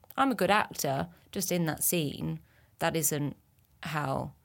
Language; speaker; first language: English; early bilingual, other home language; French